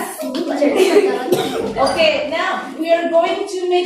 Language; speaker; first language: English; non-native, fluent; Indonesian